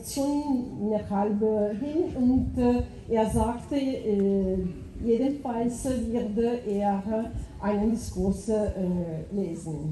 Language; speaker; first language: German; non-native, fluent; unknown